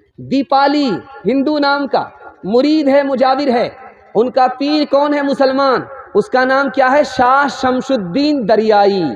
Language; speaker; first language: Urdu; non-native, local second language; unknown